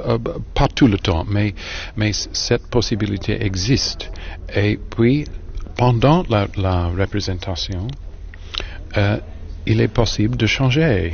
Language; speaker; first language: French; non-native, learner; English